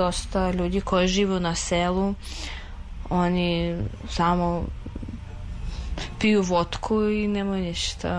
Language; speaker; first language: Serbian; non-native, fluent; Russian